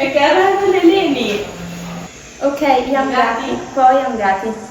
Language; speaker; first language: Albanian; early bilingual, heritage; Albanian